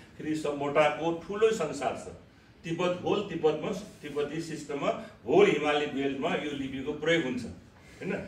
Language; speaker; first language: Nepali; non-native, local second language; Eastern Tamang